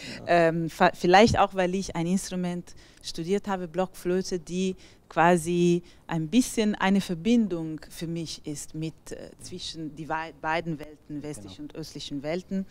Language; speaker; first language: German; non-native, fluent; Italian